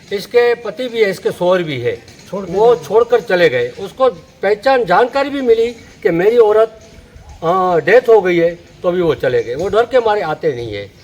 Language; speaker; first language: Hindi; non-native, local second language; Gujarati